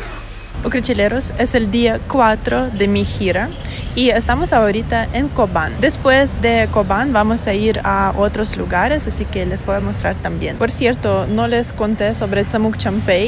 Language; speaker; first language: Spanish; non-native, fluent; Russian